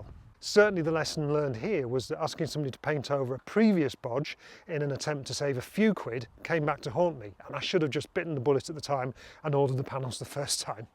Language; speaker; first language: English; native; English